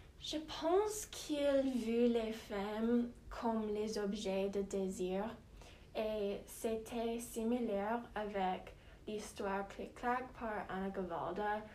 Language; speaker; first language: French; non-native, learner; English